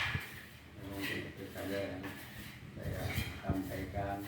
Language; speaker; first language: Indonesian; non-native, local second language; Sundanese